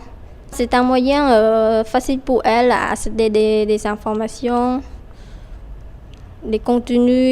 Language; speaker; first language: French; non-native, fluent; Khmer